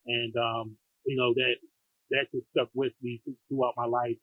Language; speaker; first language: English; native; English